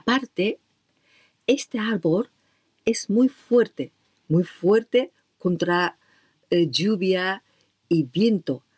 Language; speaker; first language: Spanish; non-native, learner; Japanese